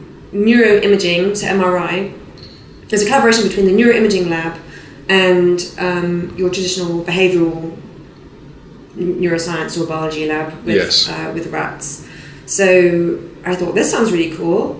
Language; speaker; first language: English; native; English